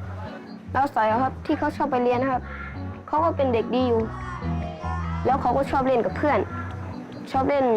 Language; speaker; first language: Thai; early bilingual, other home language; Shan